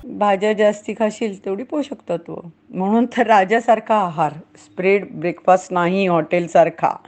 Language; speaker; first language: Marathi; native; Marathi